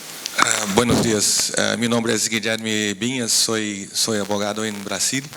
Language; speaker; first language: Spanish; non-native, fluent; Portuguese